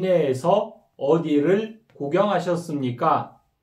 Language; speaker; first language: Korean; non-native, fluent; Kyrgyz